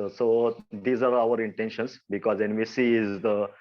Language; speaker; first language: English; non-native, local second language; Marathi